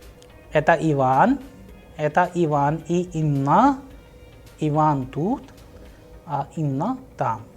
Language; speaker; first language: Russian; non-native, fluent; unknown